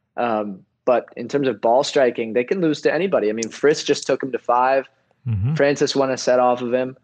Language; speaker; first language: English; native; English